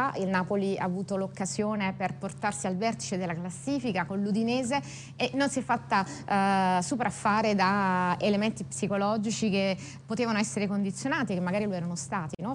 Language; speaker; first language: Italian; native; Italian